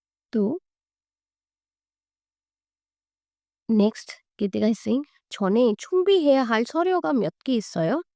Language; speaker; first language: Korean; non-native, fluent; Hindi